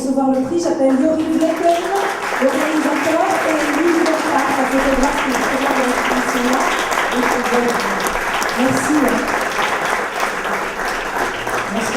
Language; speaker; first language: French; native; French